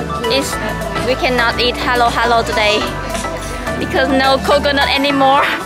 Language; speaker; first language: English; non-native, fluent; Vietnamese